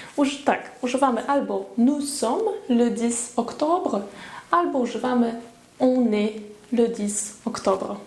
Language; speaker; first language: French; non-native, fluent; Polish